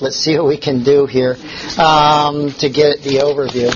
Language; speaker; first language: English; native; English